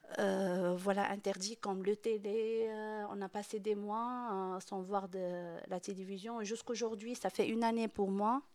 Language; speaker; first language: French; non-native, local second language; Arabic